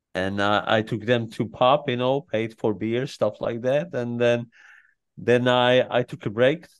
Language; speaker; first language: English; non-native, fluent; Czech